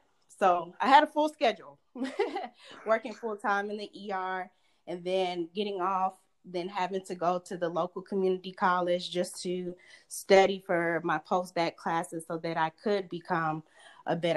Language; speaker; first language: English; native; English